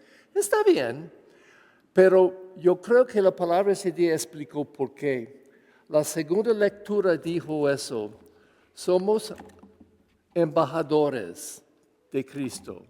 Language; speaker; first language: Spanish; non-native, fluent; English